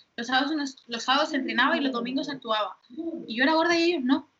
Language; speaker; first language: Spanish; native; Spanish